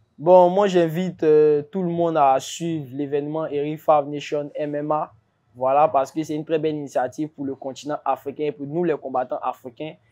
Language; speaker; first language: French; native; French